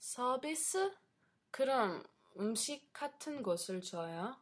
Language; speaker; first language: Korean; non-native, learner; English